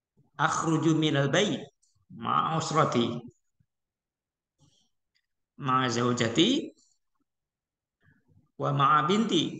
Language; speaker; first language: Arabic; non-native, fluent; Indonesian